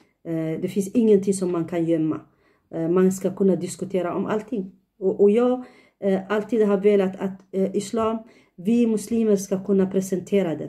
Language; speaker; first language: Swedish; non-native, fluent; Tigrinya